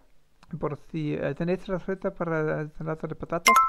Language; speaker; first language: Spanish; non-native, learner; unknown